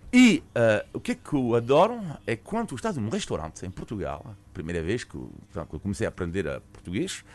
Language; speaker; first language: Portuguese; non-native, fluent; French